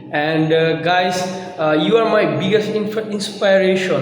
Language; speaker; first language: English; non-native, local second language; Bangla